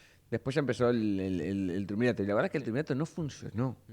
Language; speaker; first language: Spanish; native; Spanish